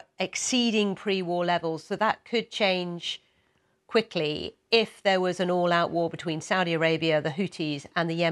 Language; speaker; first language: English; native; English